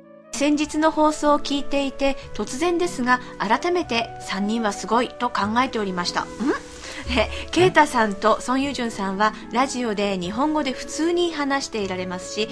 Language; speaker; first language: Japanese; native; Japanese